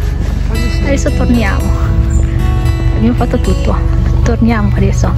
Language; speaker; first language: Italian; non-native, learner; Indonesian